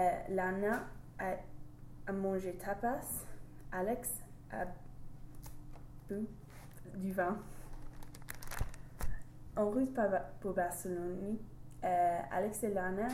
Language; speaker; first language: French; non-native, learner; English